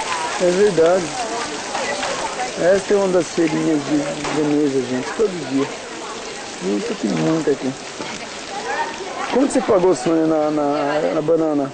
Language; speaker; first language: Portuguese; native; Portuguese